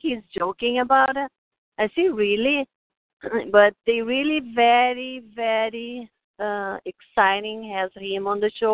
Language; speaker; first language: English; non-native, learner; Portuguese